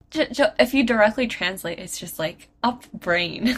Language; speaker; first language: English; early bilingual, other home language; Chinese